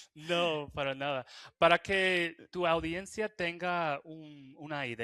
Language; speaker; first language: Spanish; non-native, fluent; English